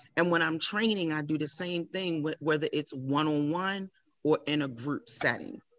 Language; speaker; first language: English; native; English